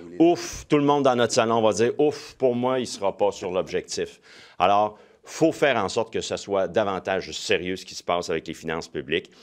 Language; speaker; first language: French; native; French